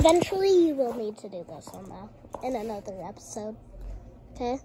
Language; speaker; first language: English; native; English